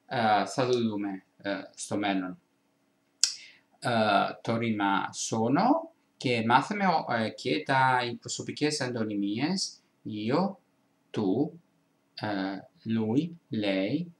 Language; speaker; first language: Greek; non-native, fluent; Italian